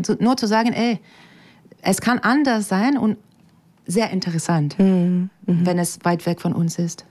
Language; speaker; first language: German; non-native, fluent; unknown